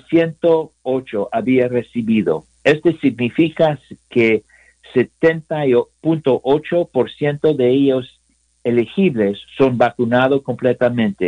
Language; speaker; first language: Spanish; non-native, learner; English